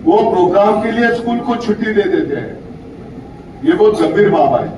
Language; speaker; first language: Hindi; non-native, local second language; Marathi